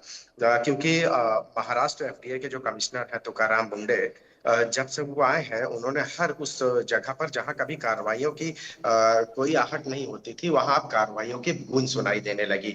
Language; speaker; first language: Hindi; native; Hindi